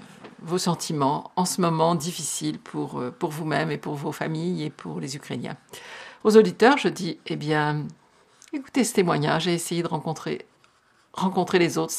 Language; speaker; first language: French; native; French